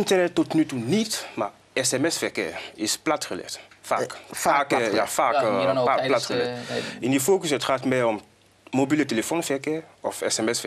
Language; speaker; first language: Dutch; non-native, fluent; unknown